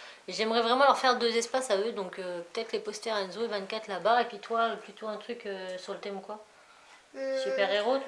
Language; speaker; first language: French; native; French